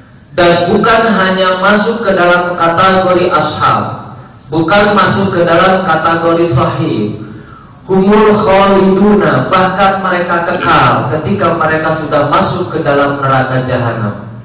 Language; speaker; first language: Indonesian; native; Indonesian